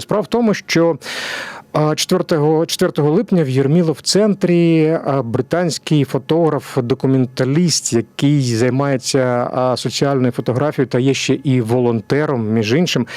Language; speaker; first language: Ukrainian; native; Ukrainian